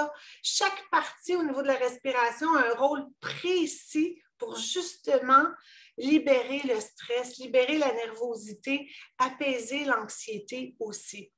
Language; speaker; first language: French; native; French